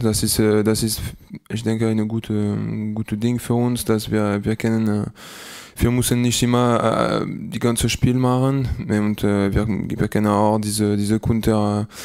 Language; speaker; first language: German; non-native, learner; French